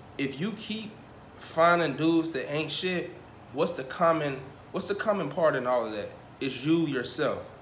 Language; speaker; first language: English; native; English